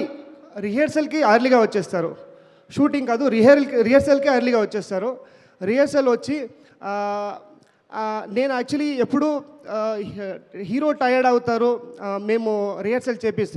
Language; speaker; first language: Telugu; non-native, local second language; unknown